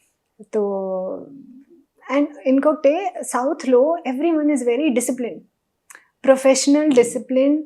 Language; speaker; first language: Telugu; non-native, local second language; Hindi